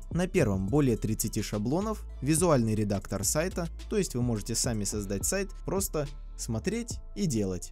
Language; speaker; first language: Russian; native; Russian